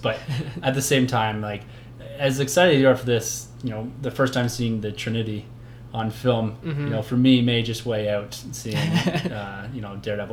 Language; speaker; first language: English; native; English